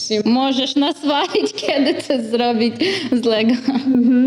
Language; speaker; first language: Polish; non-native, learner; Ukrainian